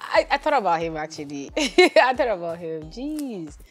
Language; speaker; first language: English; non-native, local second language; Igbo